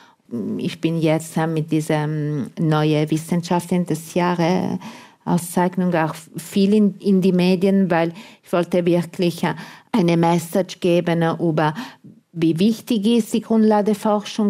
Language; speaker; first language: German; non-native, fluent; Italian